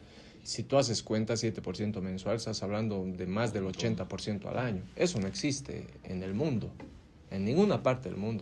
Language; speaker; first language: Spanish; native; Spanish